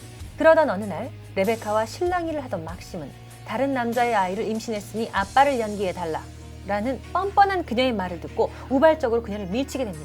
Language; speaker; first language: Korean; native; Korean